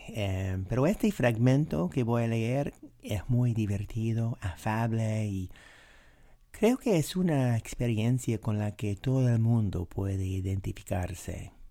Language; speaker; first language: Spanish; non-native, fluent; English